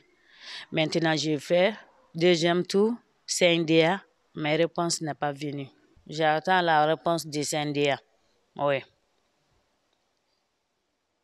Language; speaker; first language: French; non-native, learner; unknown